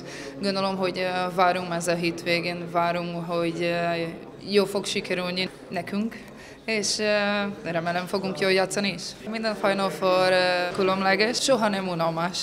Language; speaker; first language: Hungarian; non-native, learner; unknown